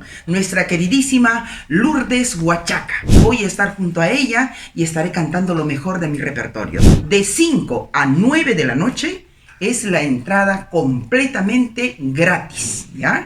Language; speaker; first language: Spanish; native; Spanish